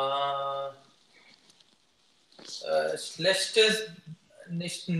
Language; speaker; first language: German; non-native, learner; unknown